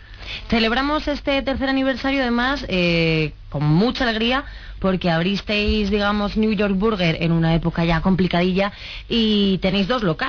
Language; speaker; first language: Spanish; native; Spanish